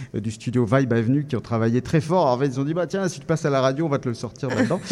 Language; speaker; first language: French; native; French